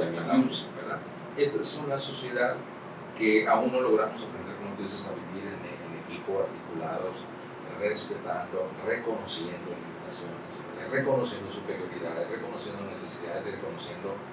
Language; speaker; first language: Spanish; native; Spanish